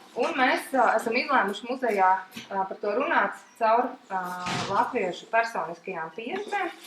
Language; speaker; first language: Latvian; native; Latvian